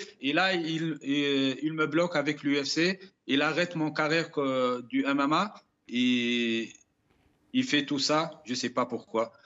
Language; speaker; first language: French; non-native, fluent; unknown